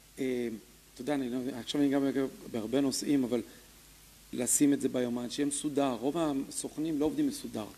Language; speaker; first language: Hebrew; early bilingual, other home language; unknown